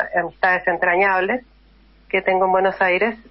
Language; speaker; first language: Spanish; native; Spanish